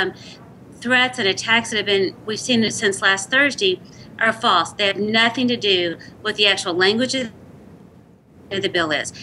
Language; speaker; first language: English; native; English